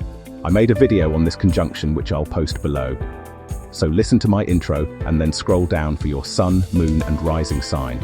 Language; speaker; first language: English; native; English